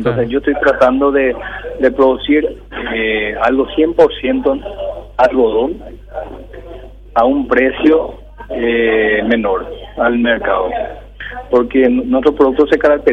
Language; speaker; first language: Spanish; early bilingual, other home language; Korean